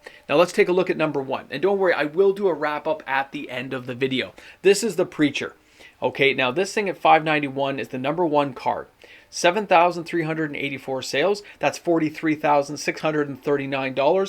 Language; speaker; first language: English; native; English